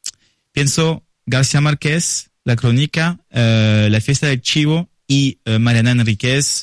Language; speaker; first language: Spanish; non-native, learner; French